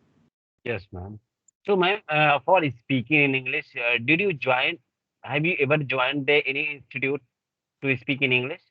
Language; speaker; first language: English; non-native, learner; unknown